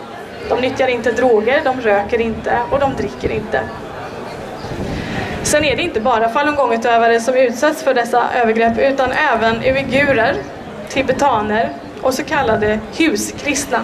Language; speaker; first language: Swedish; native; Swedish